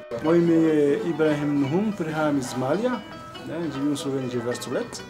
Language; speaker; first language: Slovenian; non-native, fluent; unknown